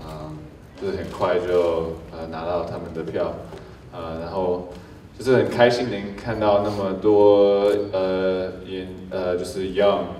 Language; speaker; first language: Chinese; early bilingual, heritage; English